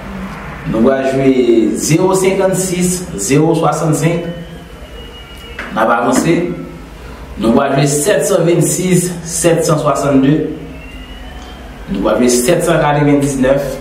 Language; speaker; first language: French; non-native, local second language; Haitian Creole